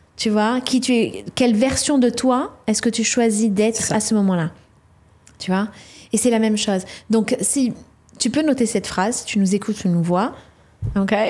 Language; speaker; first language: French; native; French